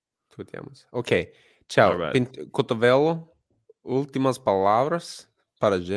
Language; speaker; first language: Portuguese; non-native, learner; English